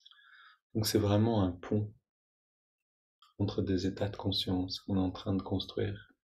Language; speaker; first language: French; native; French